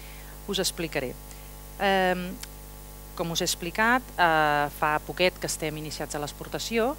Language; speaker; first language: Catalan; native; Catalan